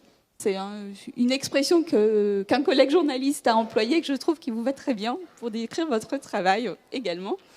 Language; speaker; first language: French; native; French